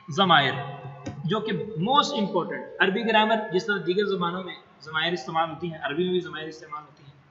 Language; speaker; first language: Urdu; non-native, local second language; Punjabi